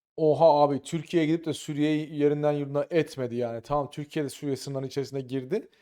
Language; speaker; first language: Turkish; native; Turkish